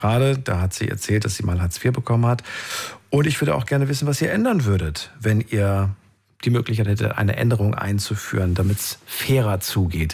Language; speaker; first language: German; native; German